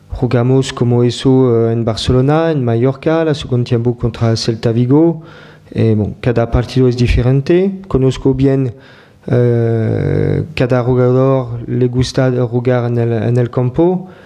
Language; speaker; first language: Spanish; non-native, learner; French